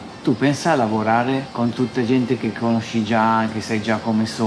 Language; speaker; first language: Italian; native; Italian